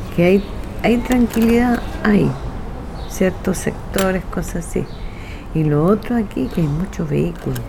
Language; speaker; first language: Spanish; non-native, local second language; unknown